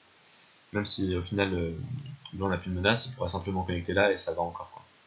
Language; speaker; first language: French; native; French